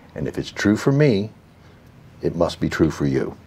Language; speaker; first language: English; native; English